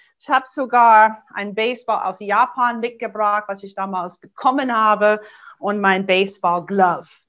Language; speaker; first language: German; non-native, fluent; English